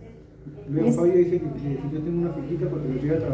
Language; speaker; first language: Spanish; native; Spanish